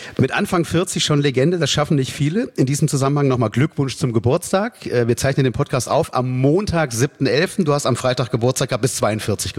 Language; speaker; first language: German; native; German